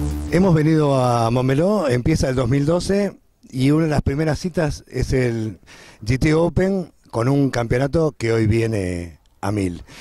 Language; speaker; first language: Spanish; native; Spanish